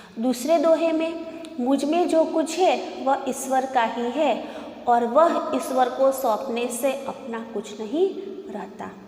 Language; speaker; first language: Hindi; non-native, local second language; Gujarati